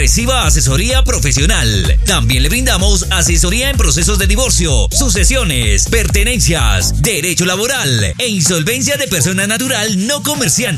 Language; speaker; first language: Spanish; native; Spanish